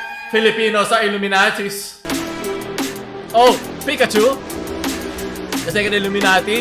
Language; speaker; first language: Filipino; native; Filipino